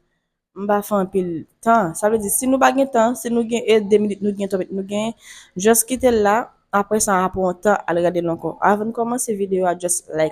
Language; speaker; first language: French; non-native, local second language; Haitian Creole